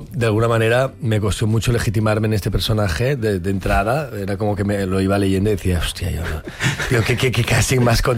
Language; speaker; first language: Spanish; native; Spanish